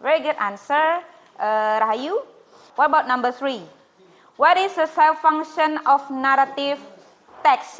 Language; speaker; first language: English; non-native, fluent; Indonesian